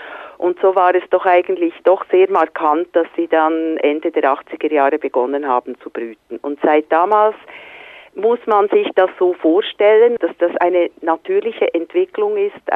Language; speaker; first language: German; native; German